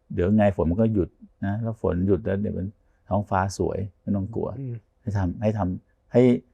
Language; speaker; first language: Thai; native; Thai